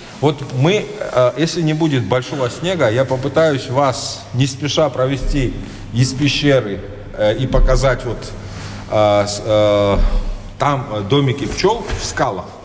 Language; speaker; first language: Russian; non-native, local second language; Georgian